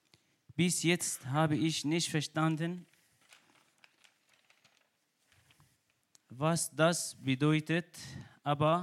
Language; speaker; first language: German; non-native, learner; Kurdish